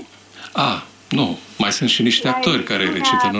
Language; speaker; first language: Romanian; native; Romanian